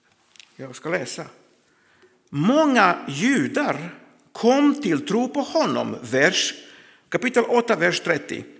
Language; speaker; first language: Swedish; non-native, fluent; Croatian